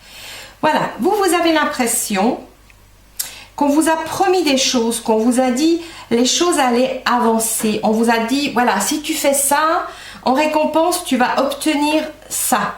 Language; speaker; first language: French; native; French